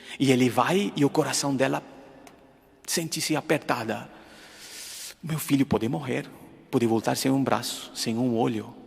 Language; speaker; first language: Portuguese; non-native, fluent; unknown